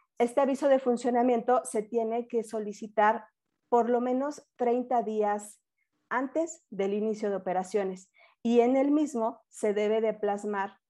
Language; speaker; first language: Spanish; native; Spanish